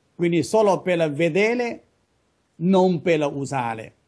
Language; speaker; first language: Italian; non-native, learner; Chinese